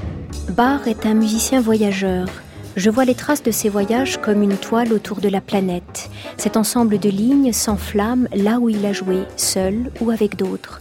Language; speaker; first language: French; native; French